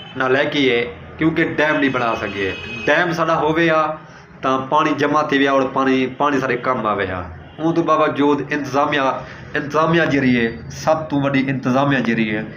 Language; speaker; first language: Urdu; non-native, local second language; Saraiki